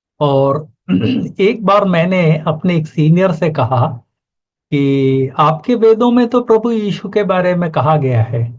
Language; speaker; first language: Hindi; native; Hindi